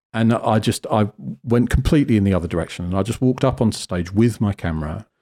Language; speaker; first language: English; native; English